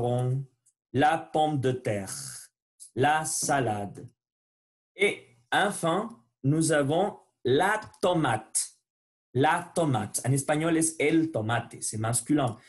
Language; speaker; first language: French; non-native, learner; Spanish